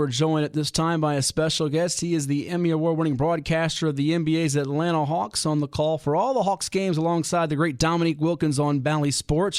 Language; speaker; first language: English; native; English